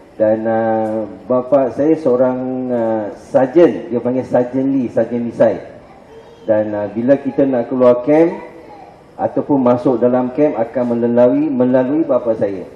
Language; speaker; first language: Malay; non-native, local second language; Min Nan Chinese